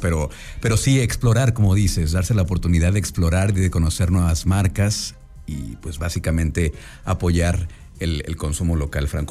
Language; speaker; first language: Spanish; native; Spanish